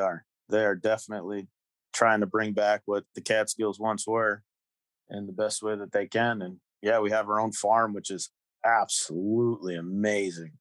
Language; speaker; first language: English; native; English